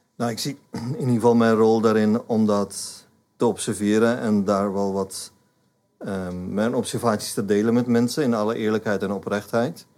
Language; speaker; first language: Dutch; non-native, fluent; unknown